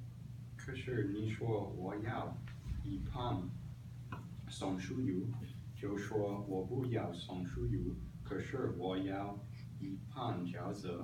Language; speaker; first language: Chinese; non-native, learner; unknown